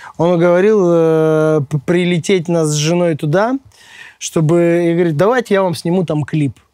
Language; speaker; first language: Russian; native; Russian